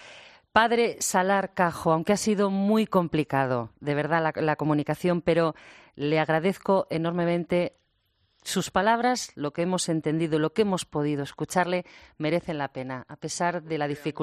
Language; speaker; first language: Spanish; native; Spanish